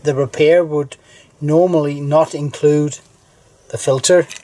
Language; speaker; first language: English; non-native, fluent; Danish